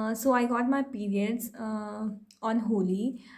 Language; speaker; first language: English; non-native, local second language; Hindi